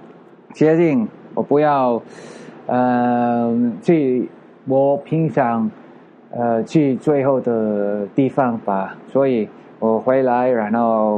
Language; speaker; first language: Chinese; non-native, learner; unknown